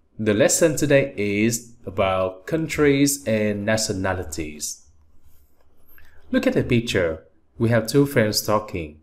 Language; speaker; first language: English; non-native, fluent; Vietnamese